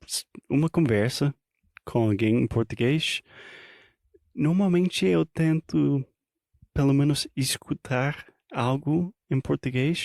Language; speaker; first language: Portuguese; non-native, fluent; English